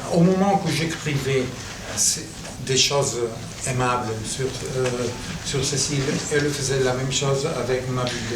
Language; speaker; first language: French; non-native, fluent; Catalan